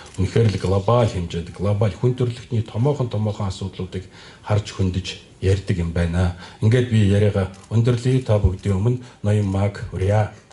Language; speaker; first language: Mongolian; native; Mongolian